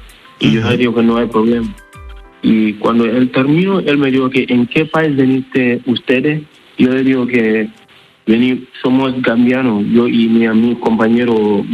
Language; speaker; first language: Spanish; non-native, learner; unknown